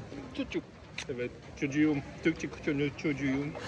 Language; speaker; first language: Turkish; non-native, learner; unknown